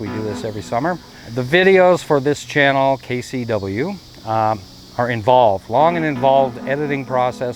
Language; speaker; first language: English; native; English